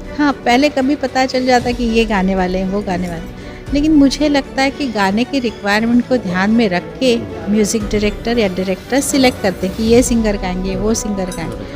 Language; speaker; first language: Hindi; non-native, local second language; Marathi